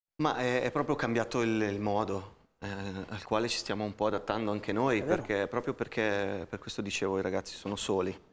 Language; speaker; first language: Italian; native; Italian